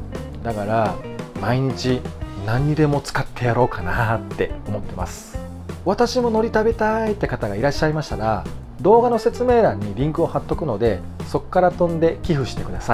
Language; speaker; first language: Japanese; native; Japanese